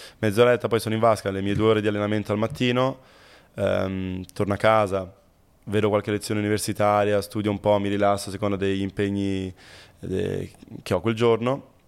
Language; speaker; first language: Italian; native; Italian